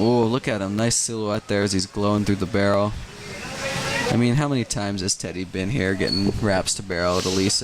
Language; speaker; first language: English; native; English